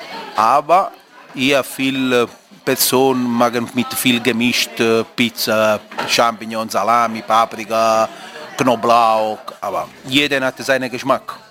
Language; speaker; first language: German; non-native, learner; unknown